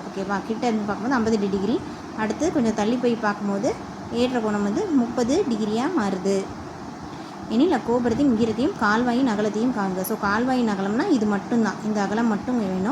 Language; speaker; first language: Tamil; native; Tamil